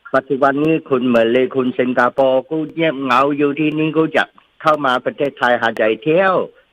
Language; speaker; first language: Thai; non-native, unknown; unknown